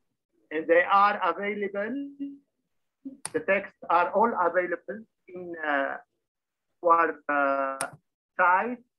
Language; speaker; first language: English; non-native, learner; Arabic